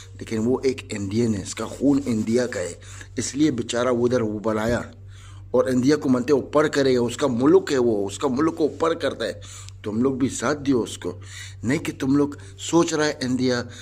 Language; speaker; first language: Hindi; non-native, learner; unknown